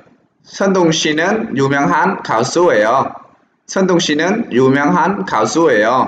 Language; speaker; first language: Korean; non-native, fluent; Vietnamese